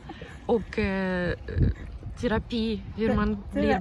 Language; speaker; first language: Swedish; non-native, fluent; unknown